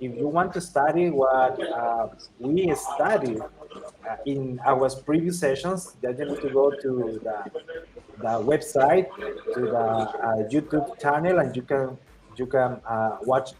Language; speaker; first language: English; non-native, fluent; Spanish